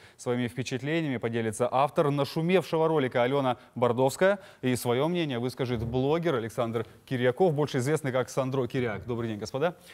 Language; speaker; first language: Russian; native; Russian